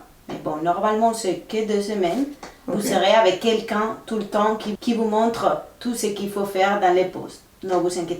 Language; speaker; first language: French; non-native, fluent; Spanish